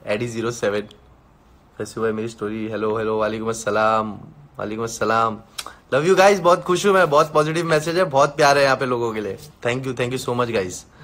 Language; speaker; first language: Hindi; native; Hindi